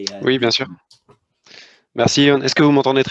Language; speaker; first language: French; native; French